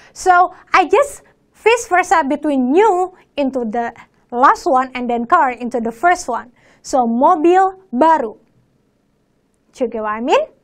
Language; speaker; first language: English; non-native, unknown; Indonesian